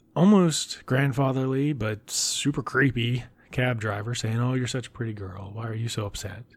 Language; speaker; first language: English; native; English